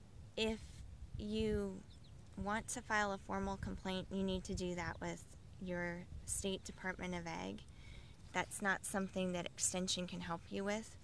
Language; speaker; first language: English; native; English